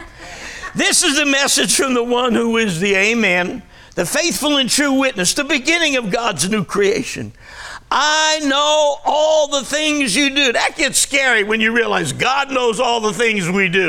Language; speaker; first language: English; native; English